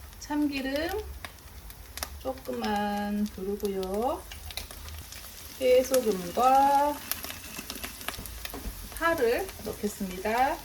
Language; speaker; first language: Korean; native; Korean